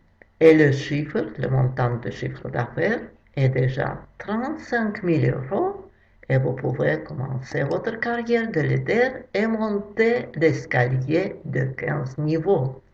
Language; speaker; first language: French; non-native, fluent; Russian